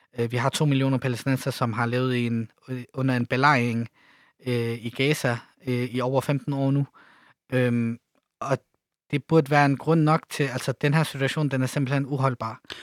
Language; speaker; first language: Danish; early bilingual, other home language; Arabic